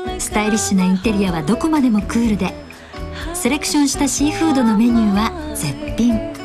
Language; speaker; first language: Japanese; native; Japanese